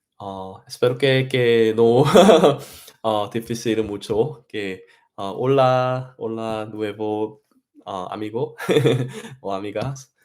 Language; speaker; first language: Spanish; non-native, learner; Korean